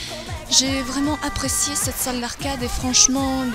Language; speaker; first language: French; native; French